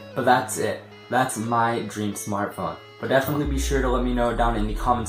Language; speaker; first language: English; native; English